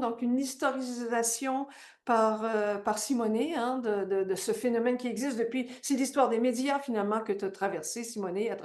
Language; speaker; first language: French; native; French